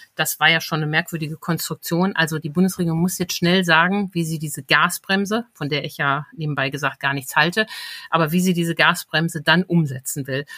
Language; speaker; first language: German; native; German